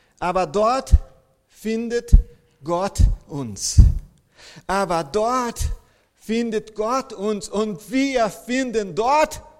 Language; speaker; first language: German; non-native, fluent; Portuguese